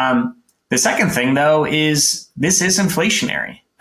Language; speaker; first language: English; native; English